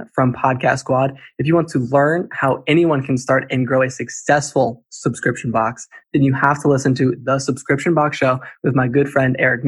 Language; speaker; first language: English; native; English